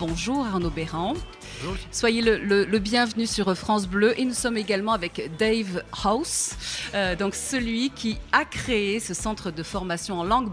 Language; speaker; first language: French; native; French